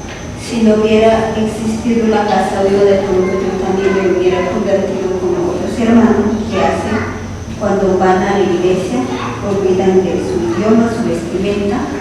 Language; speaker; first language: Spanish; non-native, local second language; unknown